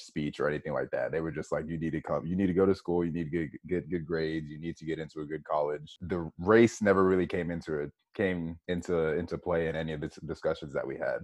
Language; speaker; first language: English; native; English